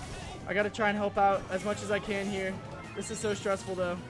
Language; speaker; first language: English; native; English